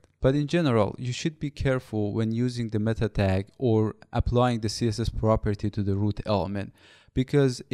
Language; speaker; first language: English; non-native, fluent; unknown